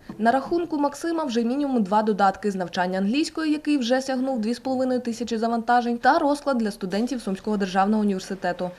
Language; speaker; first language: Ukrainian; native; Ukrainian